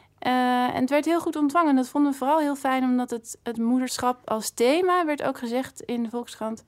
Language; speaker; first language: Dutch; native; Dutch